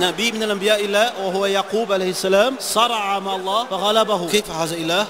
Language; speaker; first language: Arabic; non-native, fluent; Portuguese